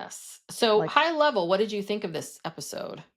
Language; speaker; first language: English; native; English